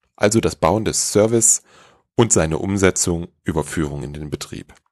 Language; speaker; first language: German; native; German